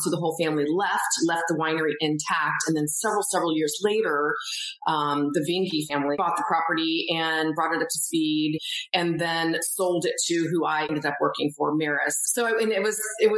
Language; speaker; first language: English; native; English